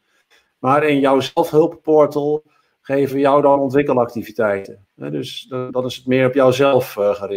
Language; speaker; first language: Dutch; native; Dutch